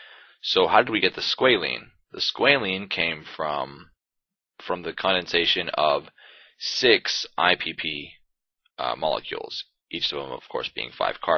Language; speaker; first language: English; native; English